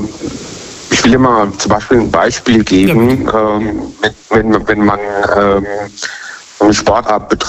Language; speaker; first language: German; native; German